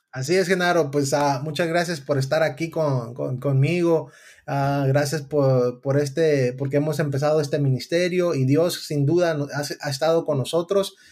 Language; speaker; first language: Spanish; early bilingual, heritage; Spanish